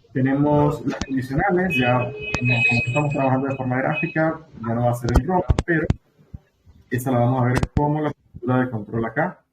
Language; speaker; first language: Spanish; native; Spanish